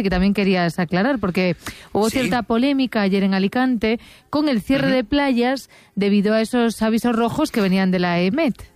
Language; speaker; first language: Spanish; native; Spanish